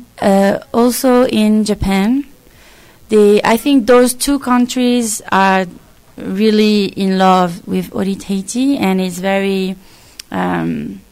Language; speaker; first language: English; non-native, fluent; French